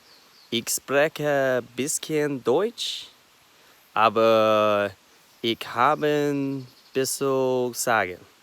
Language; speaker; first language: German; non-native, learner; English